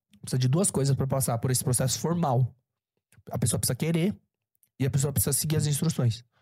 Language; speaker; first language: Portuguese; early bilingual, other home language; Korean